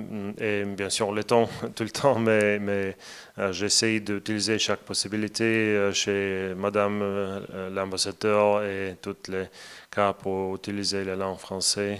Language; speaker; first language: French; non-native, fluent; Latvian